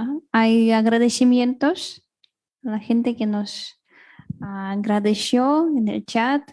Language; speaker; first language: Spanish; non-native, fluent; Russian